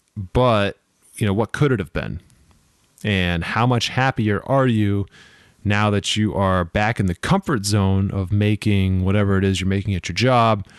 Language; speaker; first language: English; native; English